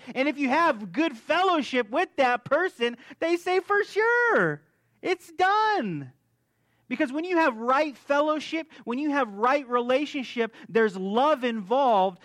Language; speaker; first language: English; native; English